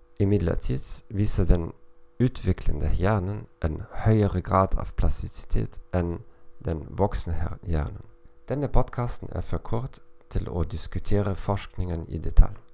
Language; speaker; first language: Norwegian; non-native, learner; German